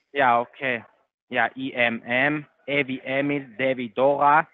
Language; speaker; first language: German; non-native, fluent; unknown